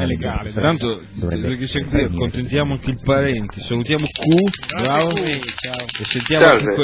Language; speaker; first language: Italian; native; Italian